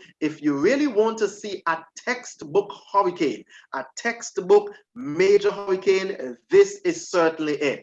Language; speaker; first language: English; native; English